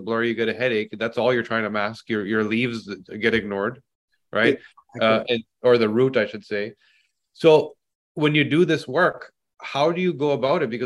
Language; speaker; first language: English; native; English